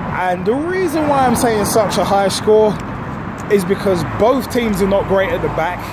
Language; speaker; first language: English; native; English